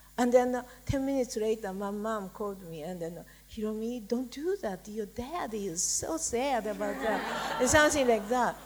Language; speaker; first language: English; non-native, fluent; Japanese